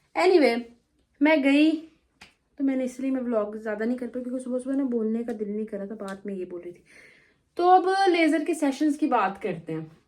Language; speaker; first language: Urdu; non-native, local second language; Punjabi